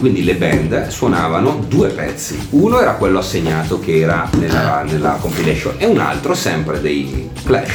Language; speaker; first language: Italian; native; Italian